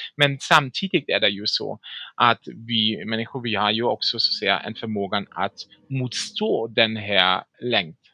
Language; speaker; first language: Swedish; non-native, fluent; German